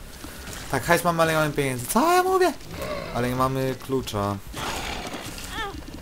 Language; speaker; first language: Polish; native; Polish